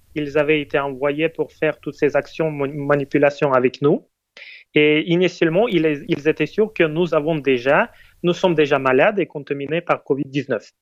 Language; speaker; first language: French; non-native, fluent; Russian